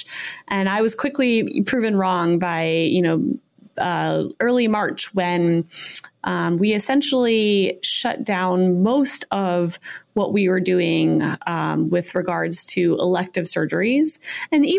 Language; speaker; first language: English; native; English